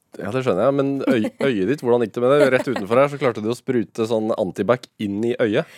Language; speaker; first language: Norwegian; native; Norwegian